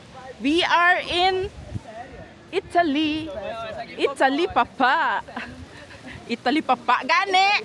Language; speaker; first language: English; non-native, local second language; Filipino